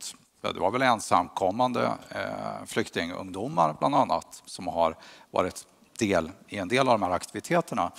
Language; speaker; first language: Swedish; native; Swedish